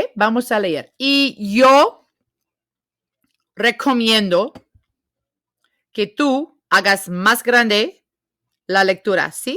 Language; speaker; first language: Spanish; non-native, fluent; English